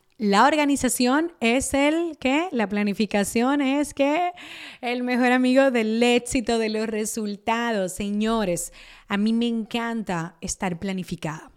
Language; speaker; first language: Spanish; early bilingual, other home language; Italian